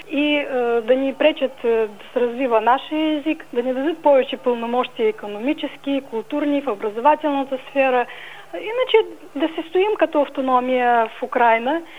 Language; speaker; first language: Bulgarian; early bilingual, heritage; Bulgarian